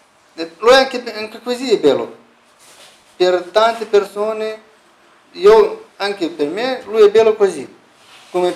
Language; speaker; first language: Italian; non-native, fluent; Romanian